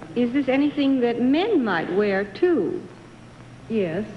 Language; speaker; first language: English; native; English